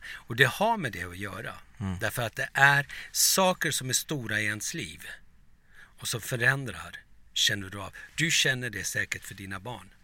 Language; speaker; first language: Swedish; early bilingual, other home language; Turoyo